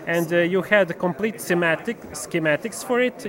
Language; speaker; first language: English; non-native, fluent; Serbian